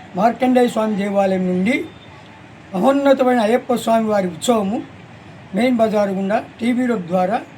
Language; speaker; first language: Telugu; native; Telugu